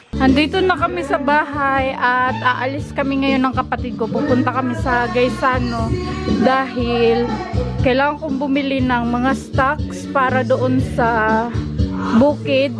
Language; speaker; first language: Filipino; non-native, local second language; Cebuano